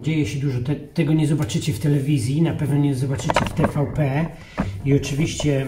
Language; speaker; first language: Polish; native; Polish